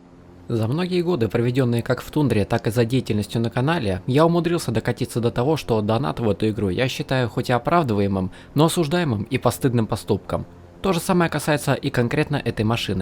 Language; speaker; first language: Russian; native; Russian